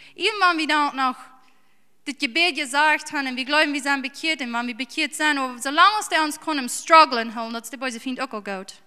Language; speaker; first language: German; early bilingual, heritage; English